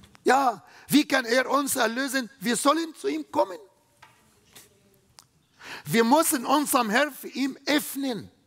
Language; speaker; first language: German; non-native, fluent; Arabic